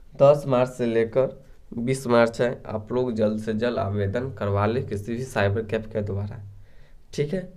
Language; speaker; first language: Hindi; native; Hindi